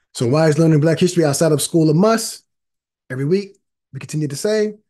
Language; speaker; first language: English; native; English